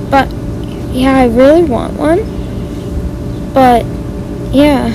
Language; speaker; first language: English; native; English